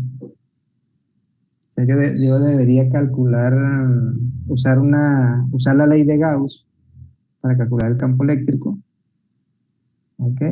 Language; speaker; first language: Spanish; native; Spanish